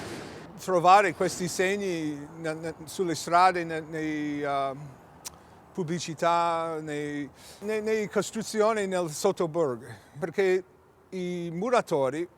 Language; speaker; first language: Italian; early bilingual, heritage; English